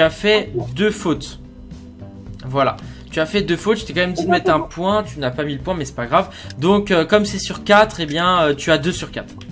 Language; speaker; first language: French; native; French